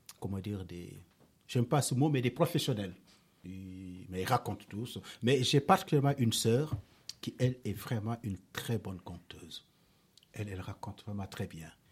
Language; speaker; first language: French; non-native, local second language; Wolof